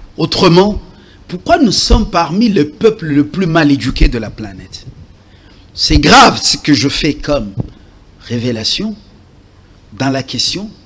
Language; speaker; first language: French; non-native, local second language; Lingala